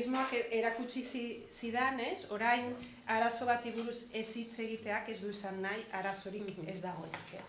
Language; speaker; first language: Basque; non-native, fluent; Catalan